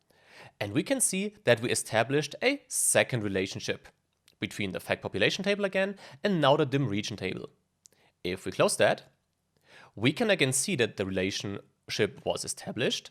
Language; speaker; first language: English; non-native, fluent; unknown